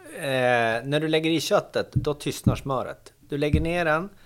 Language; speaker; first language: Swedish; native; Swedish